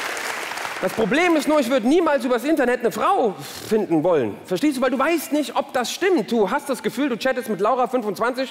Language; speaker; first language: German; early bilingual, other home language; Turkish